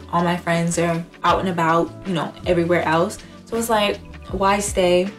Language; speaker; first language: English; native; English